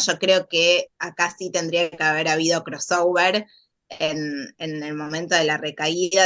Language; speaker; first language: Spanish; native; Spanish